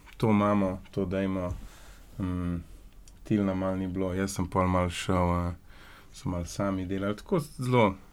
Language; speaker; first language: Slovenian; native; Slovenian